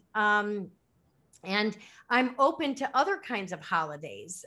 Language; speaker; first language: English; native; English